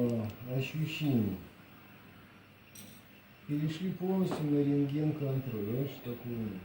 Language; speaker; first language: Russian; native; Russian